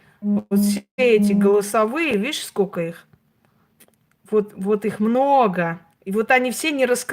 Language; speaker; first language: Russian; native; Russian